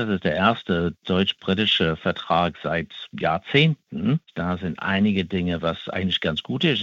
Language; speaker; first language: German; non-native, fluent; English